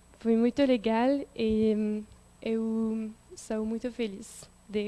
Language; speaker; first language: Portuguese; non-native, learner; French